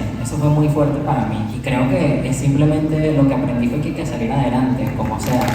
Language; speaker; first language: Spanish; native; Spanish